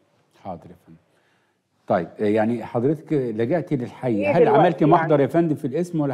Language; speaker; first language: Arabic; native; Arabic